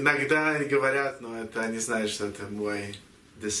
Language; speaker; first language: Russian; early bilingual, heritage; Russian